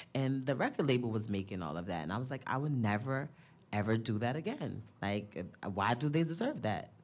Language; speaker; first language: English; native; English